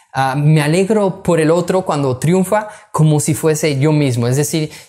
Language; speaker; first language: Spanish; native; Spanish